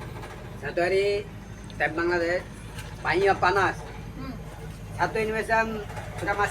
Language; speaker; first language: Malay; non-native, learner; Bangla